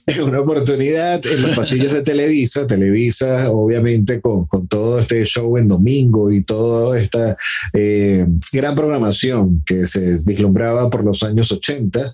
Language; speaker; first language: Spanish; native; Spanish